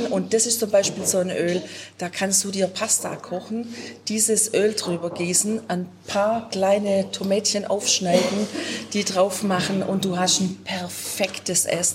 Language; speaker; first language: German; native; German